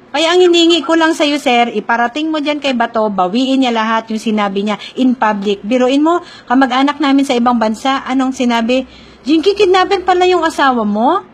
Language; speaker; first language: Filipino; non-native, local second language; Cebuano